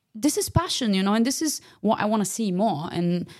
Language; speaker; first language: English; non-native, fluent; Portuguese